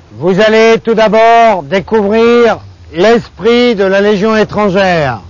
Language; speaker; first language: French; native; French